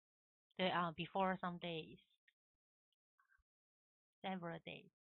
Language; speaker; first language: English; non-native, learner; Chinese